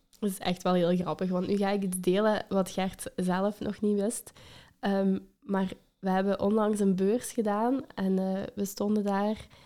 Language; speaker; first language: Dutch; native; Dutch